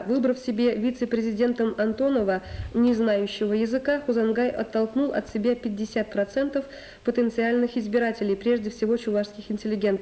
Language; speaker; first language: Russian; native; Russian